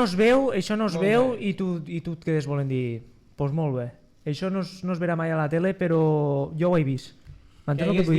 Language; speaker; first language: Catalan; native; Catalan